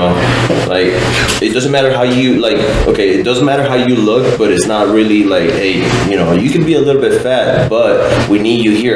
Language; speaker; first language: English; native; English